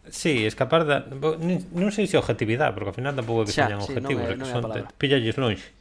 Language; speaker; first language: Galician; non-native, local second language; Spanish